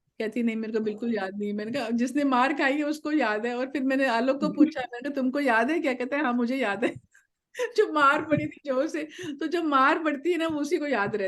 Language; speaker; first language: Hindi; native; Hindi